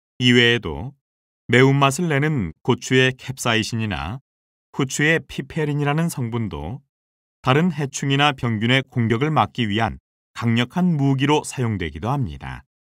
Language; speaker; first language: Korean; native; Korean